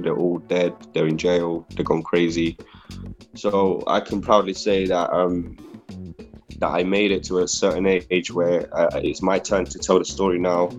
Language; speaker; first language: English; early bilingual, other home language; Spanish